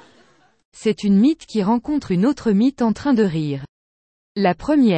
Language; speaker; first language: French; native; French